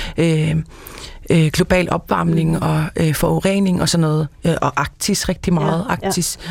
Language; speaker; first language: Danish; non-native, local second language; Kalaallisut